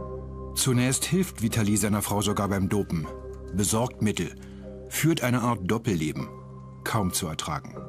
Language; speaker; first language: German; native; German